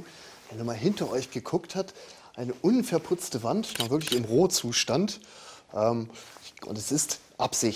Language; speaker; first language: German; native; German